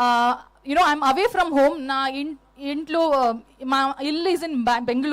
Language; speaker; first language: Telugu; non-native, learner; Kannada